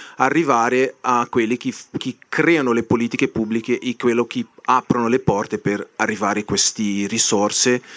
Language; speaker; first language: Italian; non-native, fluent; Portuguese